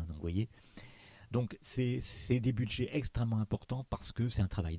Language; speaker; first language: French; native; French